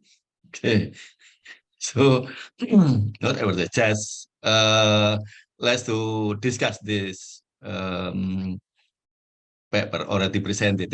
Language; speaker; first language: English; non-native, fluent; Indonesian